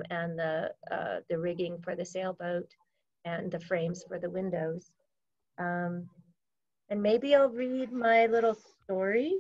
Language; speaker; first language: English; native; English